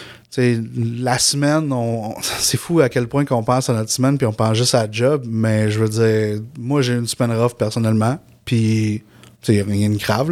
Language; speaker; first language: French; native; French